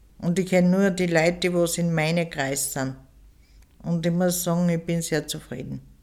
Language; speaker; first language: German; early bilingual, other home language; Turkish